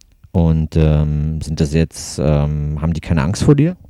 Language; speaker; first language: German; native; German